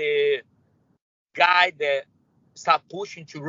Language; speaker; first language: English; non-native, fluent; Spanish